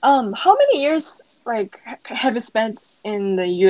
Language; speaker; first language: English; non-native, fluent; Korean